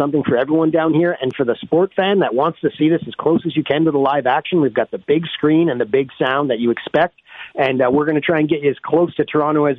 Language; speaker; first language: English; native; English